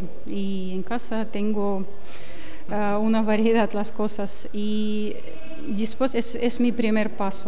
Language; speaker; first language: Spanish; non-native, learner; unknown